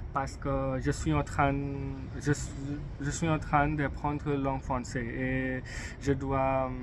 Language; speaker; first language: French; non-native, learner; English